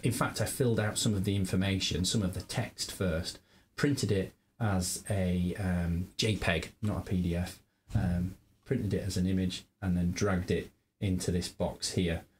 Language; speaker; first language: English; native; English